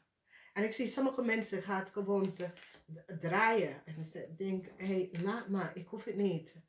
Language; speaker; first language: Dutch; non-native, fluent; English